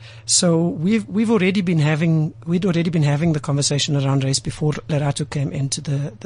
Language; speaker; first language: English; native; English